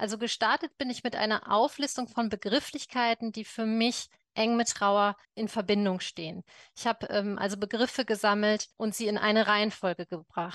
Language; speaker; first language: German; native; German